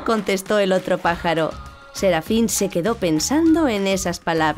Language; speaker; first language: Spanish; native; Spanish